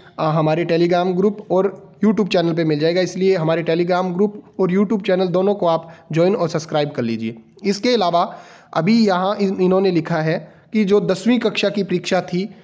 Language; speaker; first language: Hindi; non-native, local second language; Punjabi